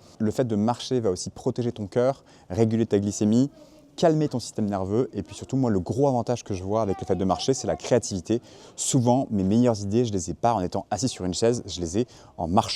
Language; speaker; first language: French; native; French